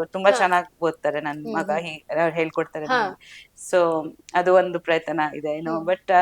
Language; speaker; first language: Kannada; non-native, local second language; Bangla